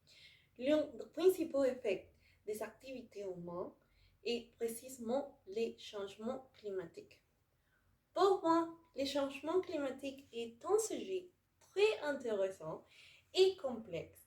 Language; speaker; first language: French; non-native, learner; Spanish